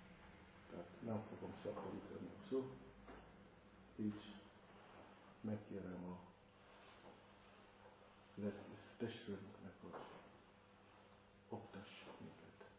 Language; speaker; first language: Hungarian; non-native, fluent; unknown